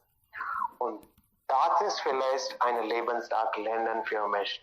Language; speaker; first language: German; non-native, learner; Hindi